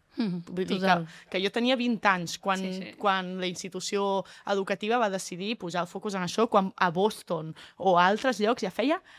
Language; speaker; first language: Catalan; native; Catalan